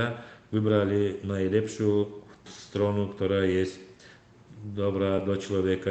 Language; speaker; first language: Polish; non-native, learner; Turkmen